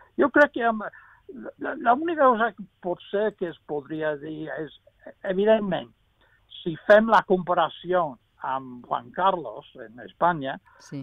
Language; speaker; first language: Catalan; non-native, fluent; English